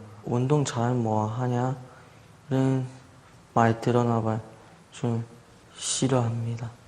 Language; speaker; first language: Korean; non-native, learner; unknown